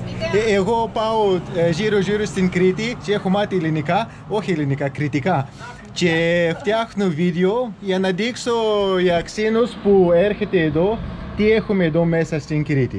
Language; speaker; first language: Greek; non-native, learner; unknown